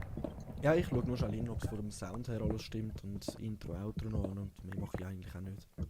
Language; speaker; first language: German; native; German